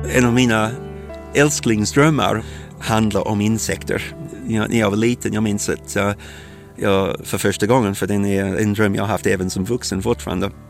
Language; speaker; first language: Swedish; non-native, fluent; English